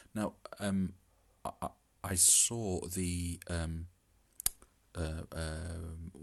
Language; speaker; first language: English; native; English